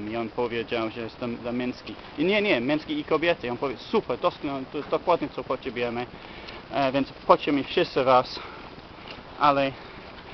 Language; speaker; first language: Polish; non-native, learner; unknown